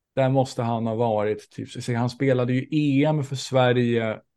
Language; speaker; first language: Swedish; native; Swedish